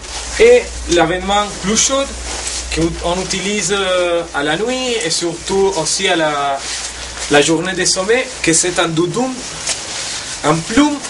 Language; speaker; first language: French; non-native, fluent; Spanish